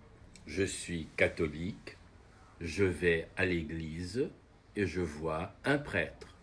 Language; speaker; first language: French; non-native, fluent; Portuguese